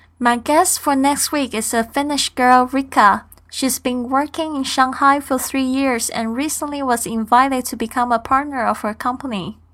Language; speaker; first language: English; non-native, fluent; Chinese